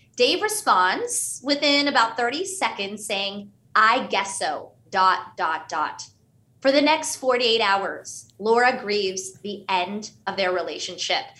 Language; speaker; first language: English; early bilingual, other home language; Hindi